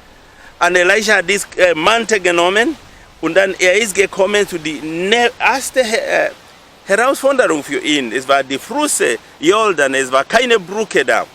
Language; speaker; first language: German; non-native, learner; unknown